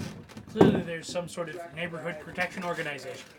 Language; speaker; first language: English; native; English